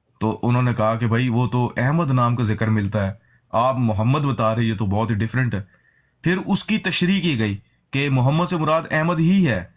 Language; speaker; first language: Urdu; native; Urdu